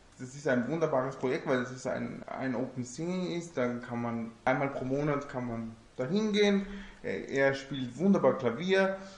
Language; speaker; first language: German; non-native, fluent; Italian